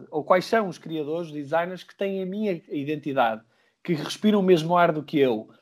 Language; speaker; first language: Portuguese; native; Portuguese